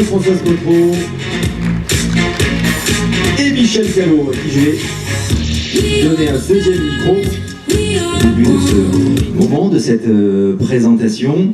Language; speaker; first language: French; native; French